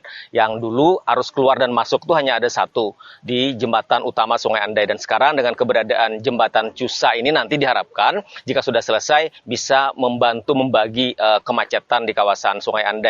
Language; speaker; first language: Indonesian; native; Indonesian